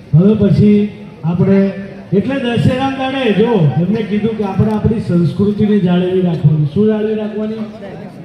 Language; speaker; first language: Gujarati; native; Gujarati